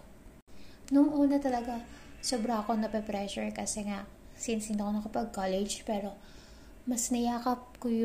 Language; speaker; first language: English; non-native, local second language; Filipino